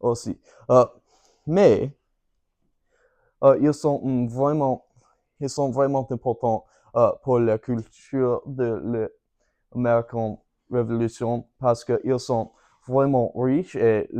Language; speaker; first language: French; non-native, learner; English